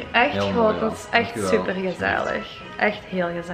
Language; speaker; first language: Dutch; native; Dutch